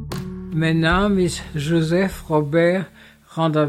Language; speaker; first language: Dutch; non-native, fluent; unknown